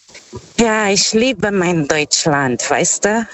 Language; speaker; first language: German; non-native, fluent; Portuguese